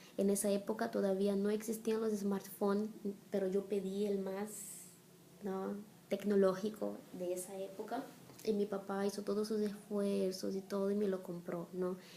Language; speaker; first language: Spanish; non-native, fluent; Portuguese